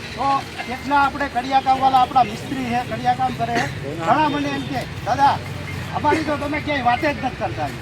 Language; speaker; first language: Gujarati; non-native, local second language; Bhili